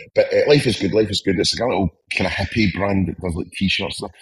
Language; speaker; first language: English; native; English